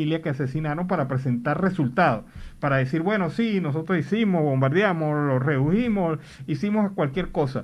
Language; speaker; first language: Spanish; native; Spanish